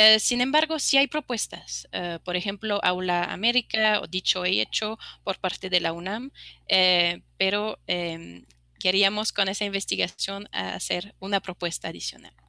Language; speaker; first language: Spanish; non-native, fluent; French